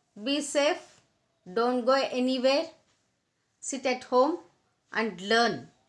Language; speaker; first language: English; non-native, local second language; Telugu